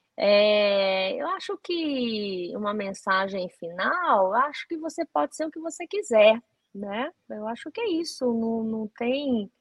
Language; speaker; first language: Portuguese; early bilingual, other home language; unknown